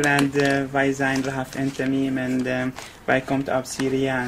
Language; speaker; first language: Dutch; non-native, learner; Arabic